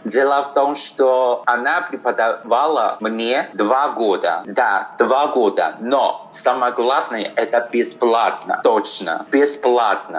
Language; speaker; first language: Russian; non-native, fluent; Chinese